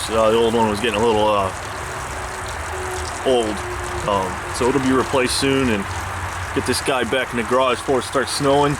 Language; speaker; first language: English; native; English